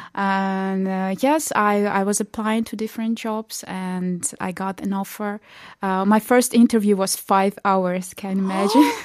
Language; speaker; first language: English; non-native, fluent; Belarusian